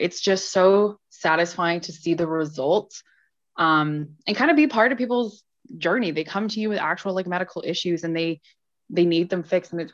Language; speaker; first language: English; native; English